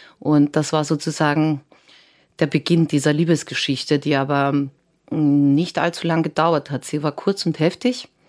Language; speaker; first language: German; early bilingual, other home language; Serbian